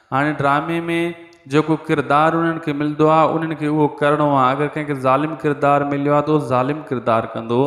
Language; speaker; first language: Sindhi; native; Sindhi